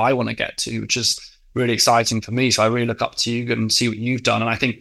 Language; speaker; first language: English; native; English